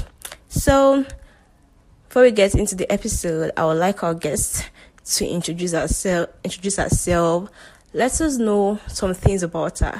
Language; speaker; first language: English; non-native, local second language; Yoruba